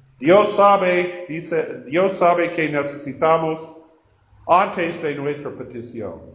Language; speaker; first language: Spanish; non-native, learner; English